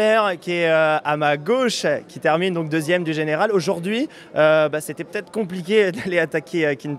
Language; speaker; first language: French; native; French